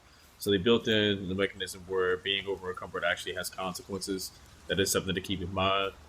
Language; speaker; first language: English; native; English